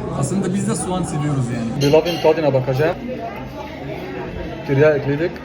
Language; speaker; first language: Turkish; non-native, learner; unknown